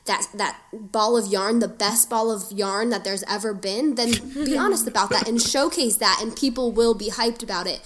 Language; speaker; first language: English; native; English